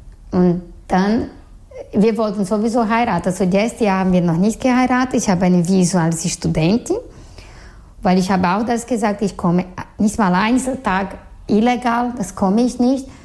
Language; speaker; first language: German; non-native, fluent; Portuguese